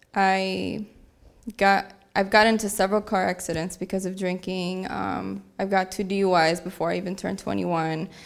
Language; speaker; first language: English; native; English